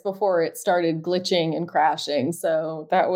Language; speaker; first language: English; native; English